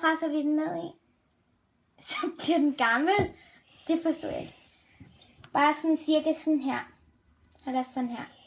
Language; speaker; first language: Danish; native; Danish